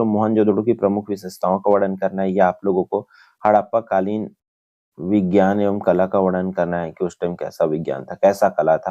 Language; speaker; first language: Hindi; native; Hindi